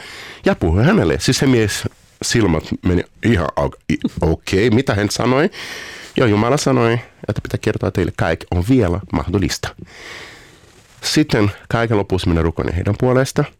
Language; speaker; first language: Finnish; non-native, fluent; Portuguese